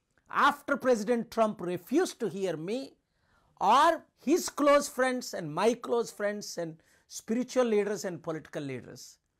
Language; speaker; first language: English; non-native, local second language; Telugu